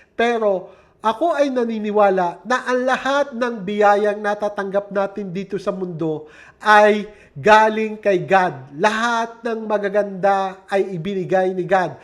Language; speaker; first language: Filipino; native; Filipino